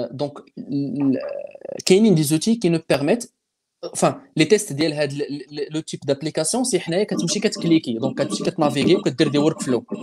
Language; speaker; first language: French; non-native, local second language; Arabic